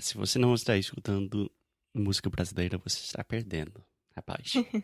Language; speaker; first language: Portuguese; non-native, fluent; English